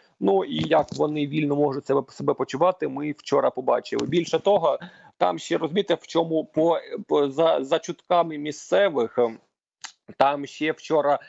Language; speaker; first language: Ukrainian; non-native, local second language; Russian